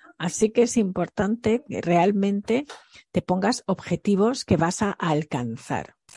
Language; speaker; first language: Spanish; early bilingual, other home language; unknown